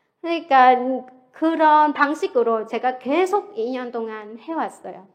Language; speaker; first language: Korean; non-native, fluent; Vietnamese